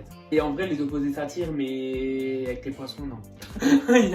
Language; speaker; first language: French; native; French